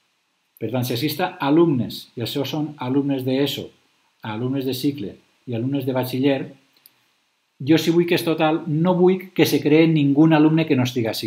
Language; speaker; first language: Catalan; native; Catalan